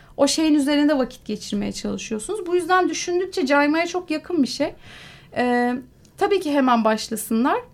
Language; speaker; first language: Turkish; native; Turkish